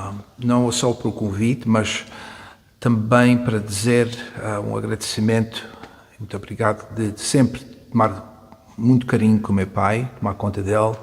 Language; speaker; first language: Portuguese; early bilingual, heritage; Portuguese